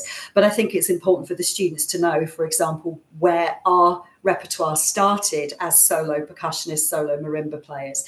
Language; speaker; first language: English; native; English